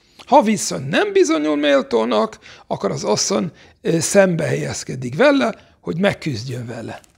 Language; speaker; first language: Hungarian; non-native, fluent; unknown